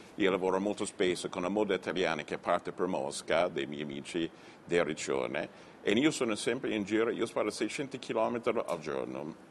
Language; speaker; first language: Italian; non-native, learner; English